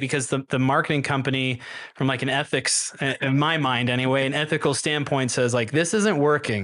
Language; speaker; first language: English; native; English